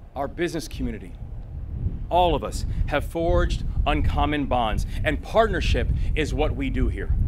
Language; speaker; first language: English; native; English